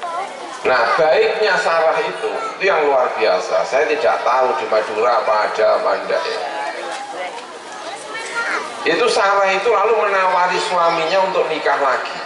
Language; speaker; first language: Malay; non-native, local second language; Javanese